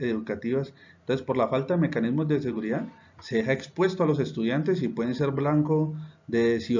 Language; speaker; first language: Spanish; native; Spanish